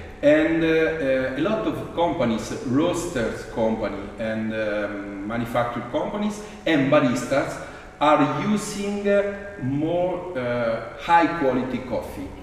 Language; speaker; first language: English; non-native, fluent; Italian